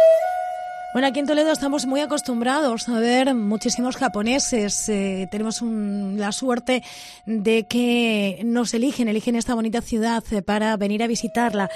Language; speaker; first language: Spanish; native; Spanish